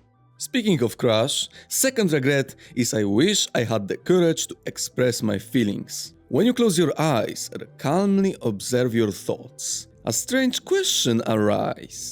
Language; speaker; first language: English; non-native, fluent; Polish